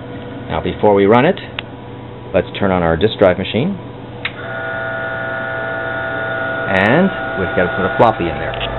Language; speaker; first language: English; native; English